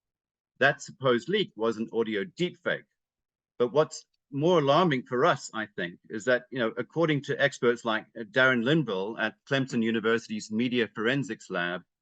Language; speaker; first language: English; native; English